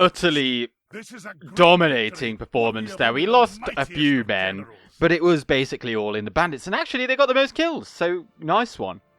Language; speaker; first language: English; native; English